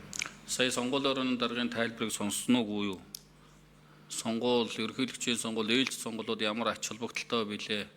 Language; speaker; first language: Mongolian; native; Mongolian